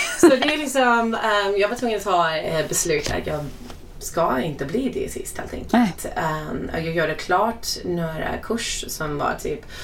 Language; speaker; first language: Swedish; non-native, fluent; English